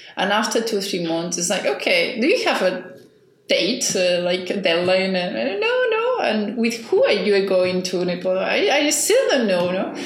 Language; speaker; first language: English; non-native, fluent; Spanish